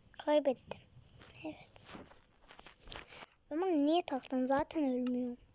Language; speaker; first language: Turkish; native; Turkish